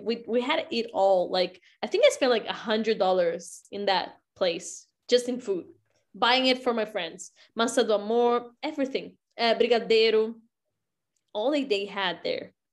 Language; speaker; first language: English; non-native, fluent; Portuguese